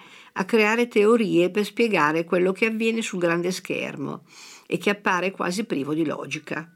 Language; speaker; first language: Italian; native; Italian